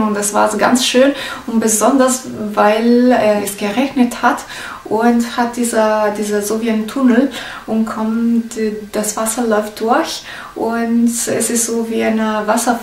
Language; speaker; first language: German; non-native, learner; Italian